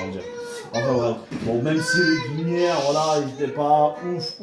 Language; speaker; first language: French; native; French